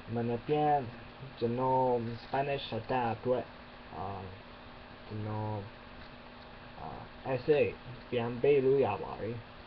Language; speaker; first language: Burmese; non-native, learner; English